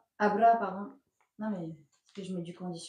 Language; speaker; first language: French; native; French